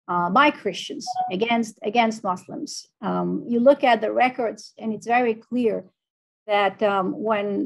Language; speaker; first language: English; non-native, fluent; Arabic